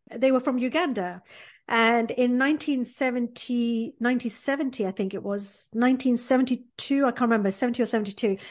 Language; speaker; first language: English; early bilingual, other home language; Gujarati